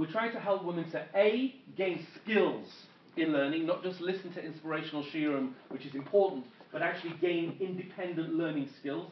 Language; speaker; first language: English; native; English